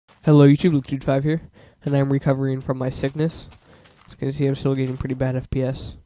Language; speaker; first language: English; native; English